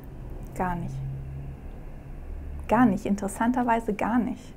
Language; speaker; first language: German; early bilingual, other home language; Croatian